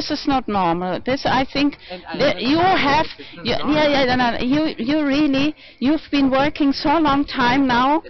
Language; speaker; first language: English; non-native, fluent; German